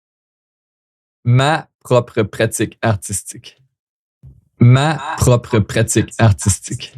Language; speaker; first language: French; native; French